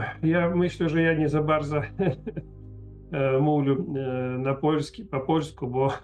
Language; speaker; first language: Polish; non-native, learner; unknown